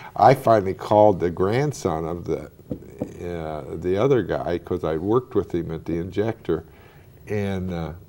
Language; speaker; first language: English; native; English